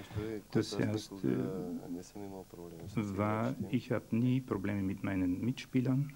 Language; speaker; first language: German; non-native, fluent; Bulgarian